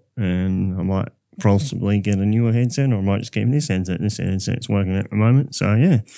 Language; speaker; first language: English; native; English